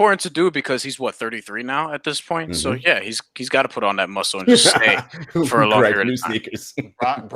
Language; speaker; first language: English; native; English